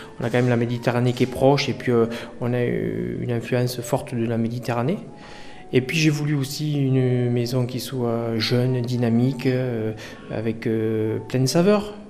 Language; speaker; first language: French; native; French